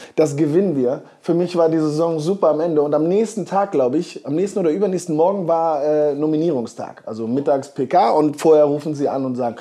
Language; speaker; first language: German; native; German